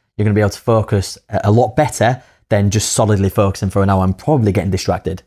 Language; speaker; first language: English; native; English